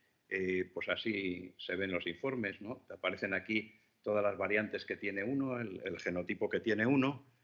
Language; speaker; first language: Spanish; native; Spanish